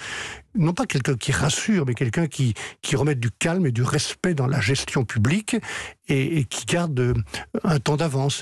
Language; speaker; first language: French; native; French